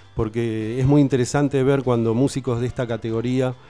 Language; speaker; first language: Spanish; native; Spanish